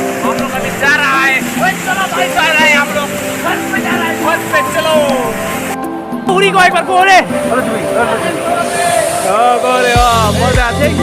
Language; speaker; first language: Hindi; non-native, local second language; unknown